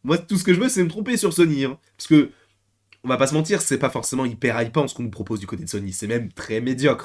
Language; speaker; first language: French; native; French